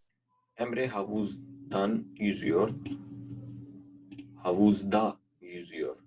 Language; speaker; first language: Turkish; non-native, fluent; Urdu